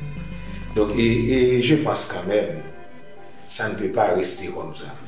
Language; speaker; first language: French; non-native, local second language; Haitian Creole